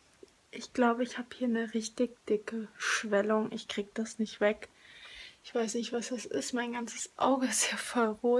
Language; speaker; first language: German; native; German